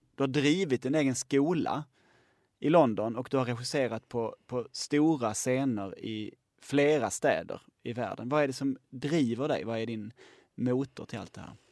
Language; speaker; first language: Swedish; native; Swedish